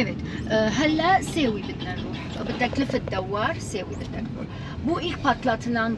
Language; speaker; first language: Turkish; non-native, fluent; Arabic